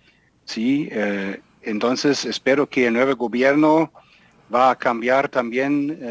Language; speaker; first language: Spanish; non-native, fluent; German